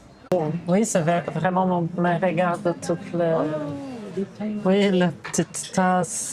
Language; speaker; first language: French; non-native, fluent; Portuguese